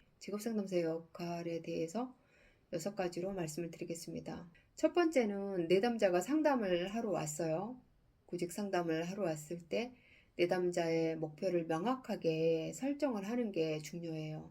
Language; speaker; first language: Korean; native; Korean